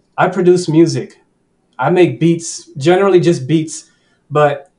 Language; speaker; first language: English; early bilingual, other home language; Spanish